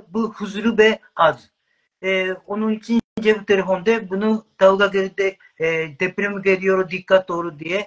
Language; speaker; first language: Turkish; non-native, learner; Japanese